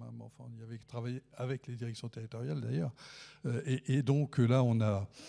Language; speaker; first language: French; native; French